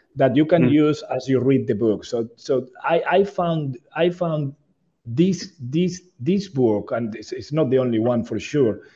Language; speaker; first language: English; non-native, fluent; Spanish